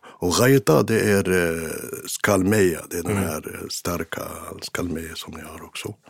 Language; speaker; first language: Swedish; non-native, fluent; Arabic